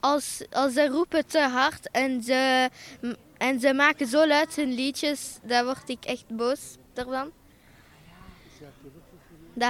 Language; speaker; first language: Dutch; non-native, local second language; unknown